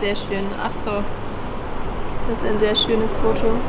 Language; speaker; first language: German; native; German